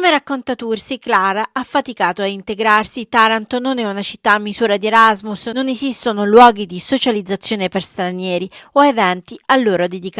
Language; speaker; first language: Italian; native; Italian